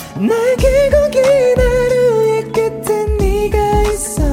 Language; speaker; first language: Korean; native; Korean